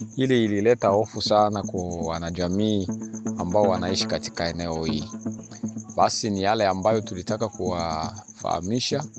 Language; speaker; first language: Swahili; native; Swahili